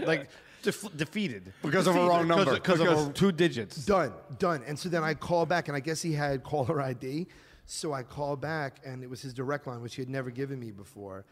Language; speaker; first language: English; native; English